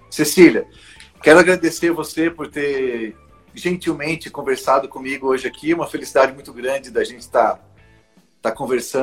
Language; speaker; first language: Portuguese; native; Portuguese